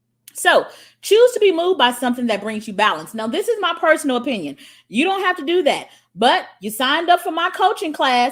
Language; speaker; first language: English; native; English